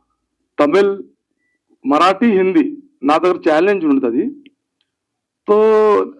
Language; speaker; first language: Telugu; early bilingual, heritage; Telugu